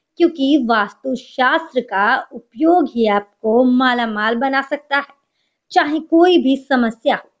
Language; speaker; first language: Hindi; native; Hindi